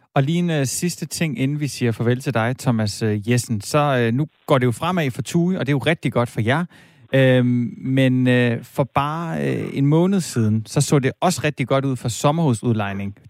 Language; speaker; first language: Danish; native; Danish